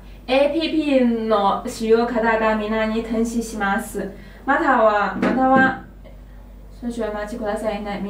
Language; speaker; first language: Japanese; non-native, learner; Chinese